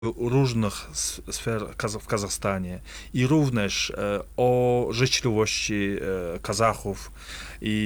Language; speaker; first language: Polish; non-native, fluent; Kazakh